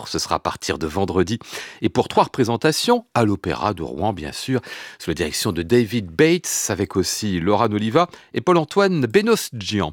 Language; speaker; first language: French; native; French